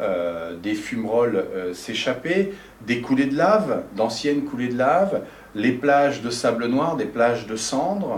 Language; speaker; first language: French; native; French